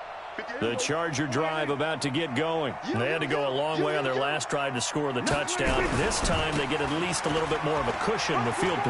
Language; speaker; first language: English; native; English